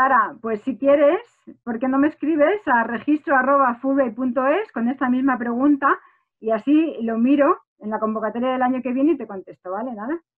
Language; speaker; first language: Spanish; native; Spanish